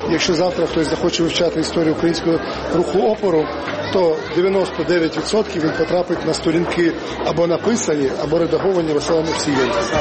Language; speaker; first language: Ukrainian; native; Ukrainian